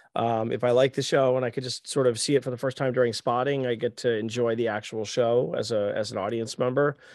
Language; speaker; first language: English; native; English